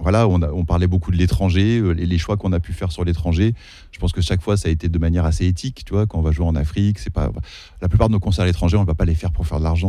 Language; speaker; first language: French; early bilingual, other home language; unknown